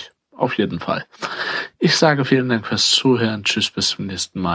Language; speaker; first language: German; native; German